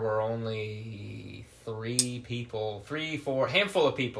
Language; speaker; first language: English; native; English